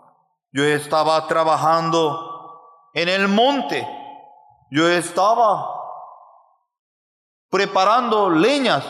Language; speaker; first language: Spanish; non-native, fluent; Korean